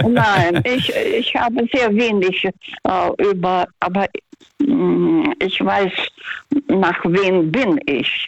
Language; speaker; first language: German; non-native, fluent; Russian